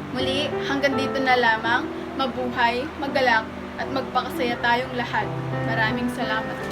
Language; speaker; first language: Filipino; native; Filipino